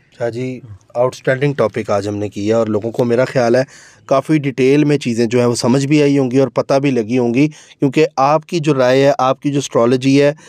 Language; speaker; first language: Urdu; native; Urdu